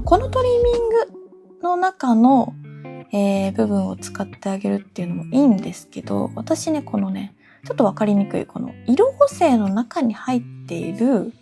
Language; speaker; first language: Japanese; native; Japanese